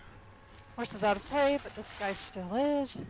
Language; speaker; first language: English; native; English